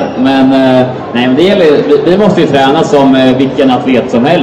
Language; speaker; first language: Swedish; native; Swedish